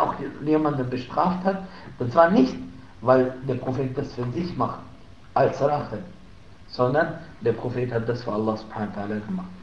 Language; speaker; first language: German; non-native, fluent; Arabic